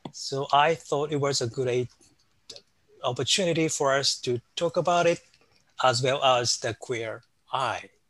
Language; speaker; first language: English; non-native, fluent; Japanese